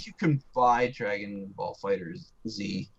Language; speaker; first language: English; native; English